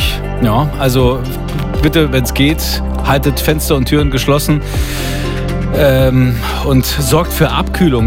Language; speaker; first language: German; native; German